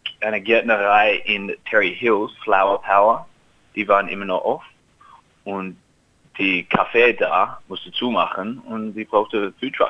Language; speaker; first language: German; early bilingual, heritage; German